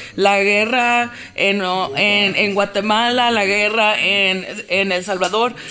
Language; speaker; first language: Spanish; early bilingual, heritage; Spanish